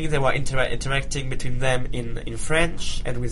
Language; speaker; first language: English; non-native, fluent; Italian